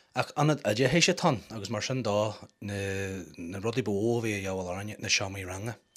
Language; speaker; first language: Irish; non-native, local second language; English